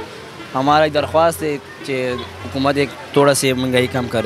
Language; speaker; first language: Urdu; non-native, local second language; Pashto